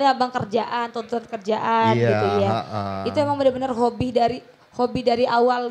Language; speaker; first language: Indonesian; native; Indonesian